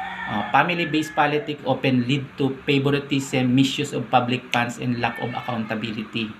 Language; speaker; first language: English; non-native, local second language; Filipino